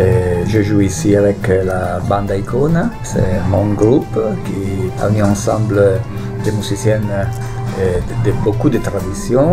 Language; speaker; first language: French; non-native, fluent; Italian